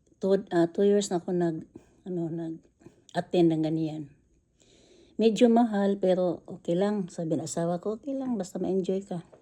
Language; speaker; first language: Filipino; non-native, local second language; Cebuano